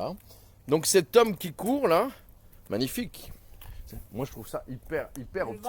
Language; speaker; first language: French; native; French